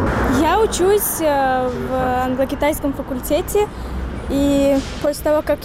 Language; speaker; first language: Russian; non-native, local second language; Tajik